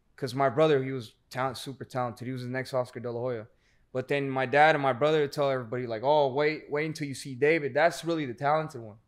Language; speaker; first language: English; native; English